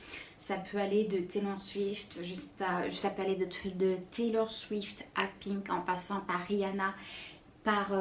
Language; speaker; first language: French; native; French